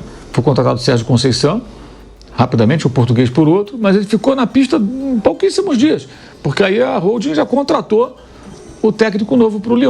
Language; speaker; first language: Portuguese; native; Portuguese